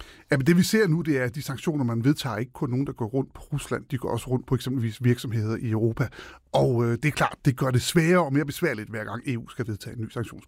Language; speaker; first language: Danish; native; Danish